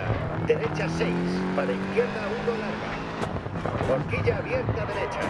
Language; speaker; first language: Spanish; native; Spanish